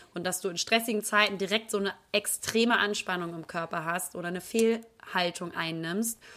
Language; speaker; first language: German; native; German